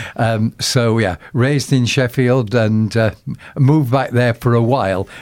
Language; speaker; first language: English; native; English